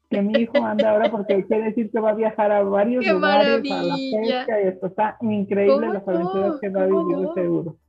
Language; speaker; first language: Spanish; non-native, local second language; German